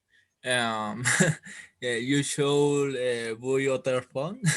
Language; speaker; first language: English; non-native, learner; Spanish